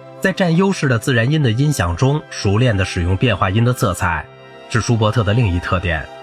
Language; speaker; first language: Chinese; native; Chinese